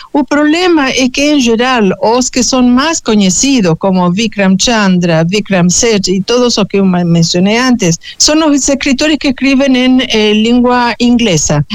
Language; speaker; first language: Portuguese; non-native, fluent; Spanish